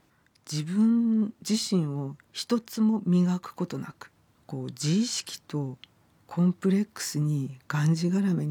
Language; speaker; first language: Japanese; native; Japanese